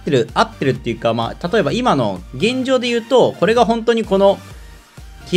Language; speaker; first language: Japanese; native; Japanese